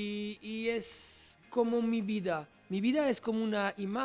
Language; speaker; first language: Spanish; non-native, learner; French